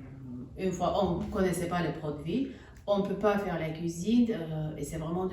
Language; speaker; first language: French; non-native, fluent; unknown